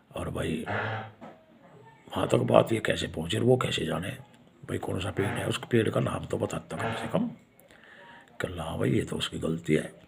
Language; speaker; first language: Hindi; native; Hindi